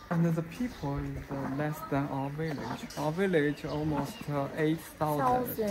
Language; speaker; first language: English; non-native, fluent; Chinese